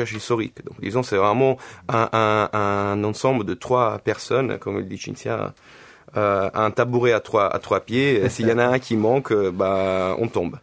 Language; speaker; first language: French; non-native, fluent; Italian